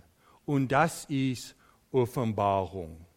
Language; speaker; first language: German; non-native, fluent; Dutch